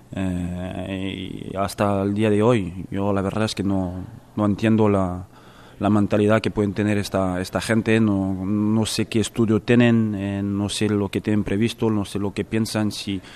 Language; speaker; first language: Spanish; non-native, fluent; French